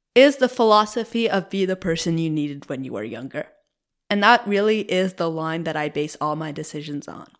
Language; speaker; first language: English; native; English